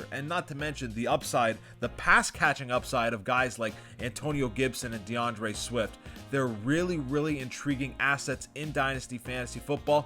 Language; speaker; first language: English; native; English